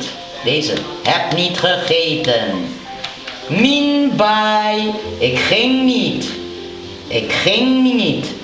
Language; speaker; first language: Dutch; non-native, local second language; Papiamento